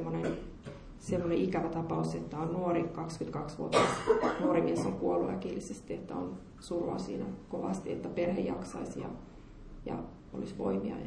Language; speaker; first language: Finnish; native; Finnish